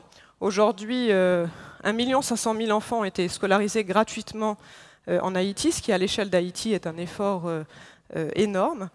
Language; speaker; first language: French; non-native, local second language; Haitian Creole